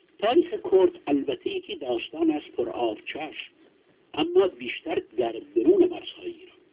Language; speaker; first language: Persian; non-native, local second language; Kurdish